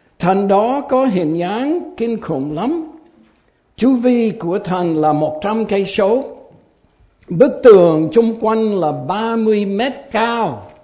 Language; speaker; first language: Vietnamese; non-native, fluent; English